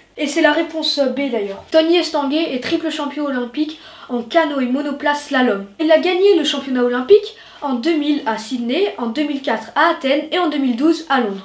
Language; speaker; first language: French; native; French